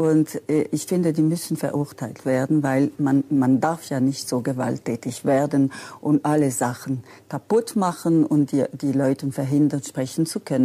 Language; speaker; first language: German; non-native, local second language; French